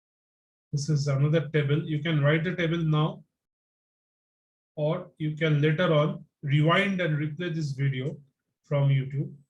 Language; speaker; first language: English; non-native, local second language; Bangla